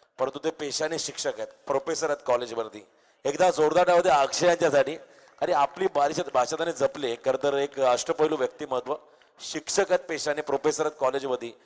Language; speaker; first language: Marathi; native; Marathi